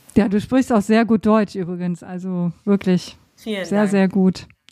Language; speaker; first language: German; native; German